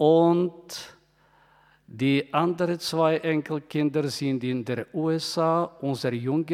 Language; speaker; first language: German; non-native, fluent; Bulgarian